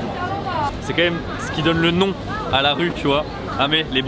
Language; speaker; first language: French; native; French